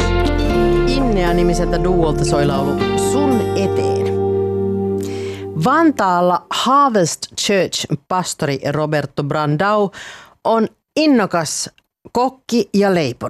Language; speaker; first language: Finnish; native; Finnish